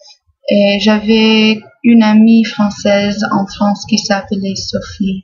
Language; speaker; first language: French; non-native, fluent; English